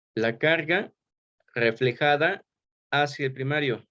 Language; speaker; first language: Spanish; native; Spanish